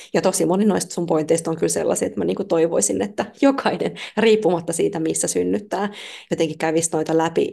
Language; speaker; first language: Finnish; native; Finnish